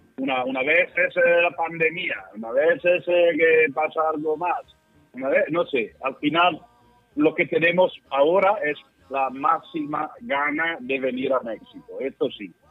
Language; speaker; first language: Spanish; non-native, learner; Italian